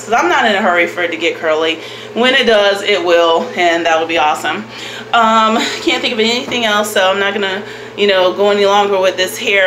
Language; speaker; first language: English; native; English